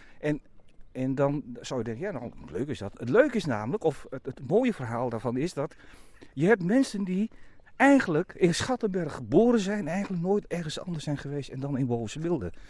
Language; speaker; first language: Dutch; native; Dutch